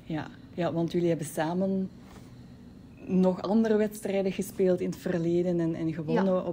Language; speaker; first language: Dutch; native; Dutch